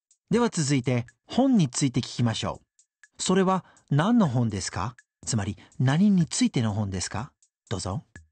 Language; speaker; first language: Japanese; non-native, fluent; English